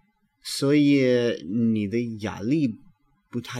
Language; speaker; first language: Chinese; non-native, learner; English